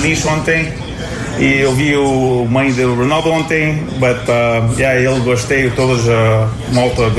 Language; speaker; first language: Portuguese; early bilingual, heritage; Portuguese